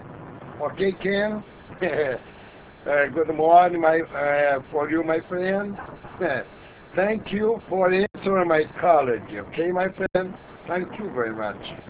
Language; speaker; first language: English; non-native, learner; Portuguese